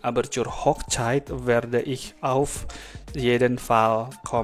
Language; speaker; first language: German; non-native, fluent; Indonesian